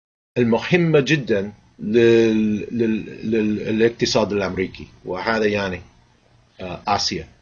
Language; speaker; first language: Arabic; non-native, fluent; English